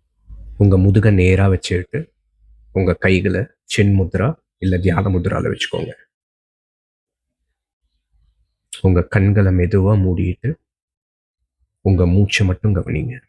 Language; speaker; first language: Tamil; native; Tamil